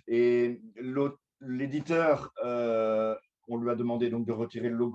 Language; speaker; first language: French; native; French